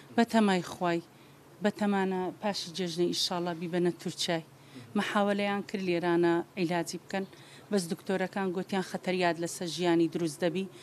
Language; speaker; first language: Central Kurdish; native; Central Kurdish